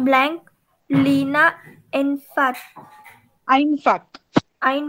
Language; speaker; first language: German; non-native, learner; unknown